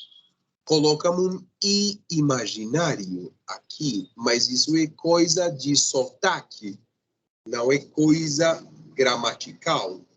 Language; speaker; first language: Portuguese; non-native, fluent; Spanish